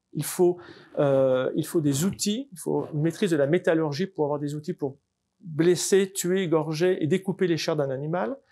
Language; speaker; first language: French; native; French